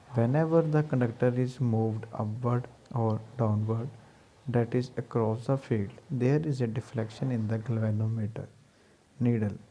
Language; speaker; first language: English; non-native, local second language; Punjabi